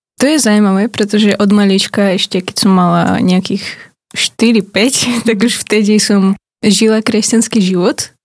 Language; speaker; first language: Slovak; early bilingual, other home language; Ukrainian